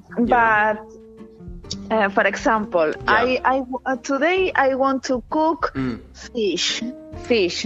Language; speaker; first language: English; non-native, learner; Spanish